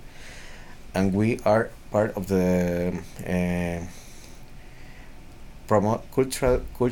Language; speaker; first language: English; non-native, fluent; Spanish